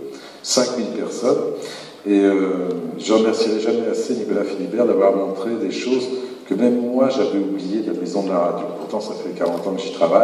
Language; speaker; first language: French; native; French